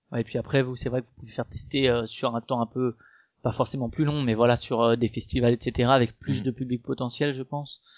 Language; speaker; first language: French; native; French